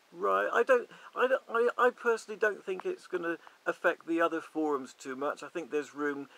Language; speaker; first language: English; native; English